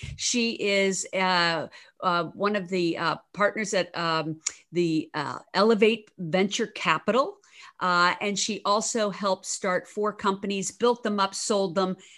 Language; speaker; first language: English; native; English